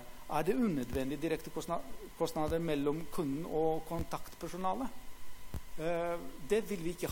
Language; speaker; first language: Norwegian; non-native, fluent; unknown